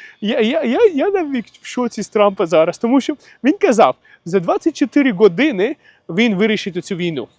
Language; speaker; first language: Ukrainian; non-native, local second language; Russian